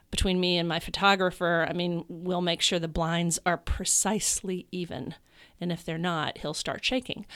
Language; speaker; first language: English; native; English